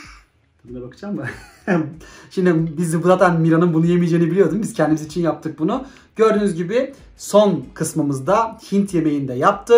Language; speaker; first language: Turkish; native; Turkish